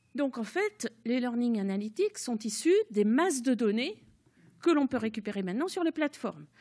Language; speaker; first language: French; native; French